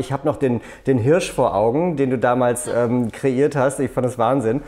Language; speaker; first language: German; native; German